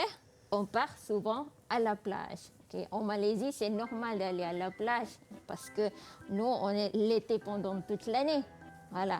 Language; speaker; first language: French; non-native, fluent; Malay